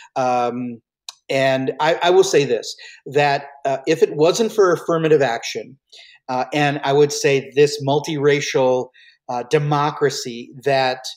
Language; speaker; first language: English; early bilingual, other home language; Hindi